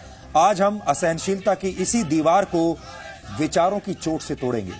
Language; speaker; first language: Hindi; native; Hindi